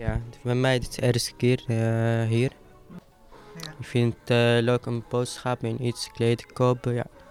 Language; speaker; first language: Dutch; non-native, learner; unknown